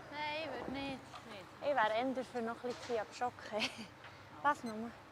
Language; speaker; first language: German; native; German